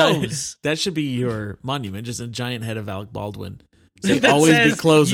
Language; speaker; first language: English; native; English